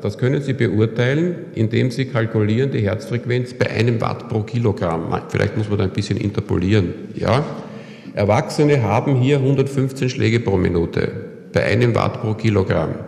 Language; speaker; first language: German; native; German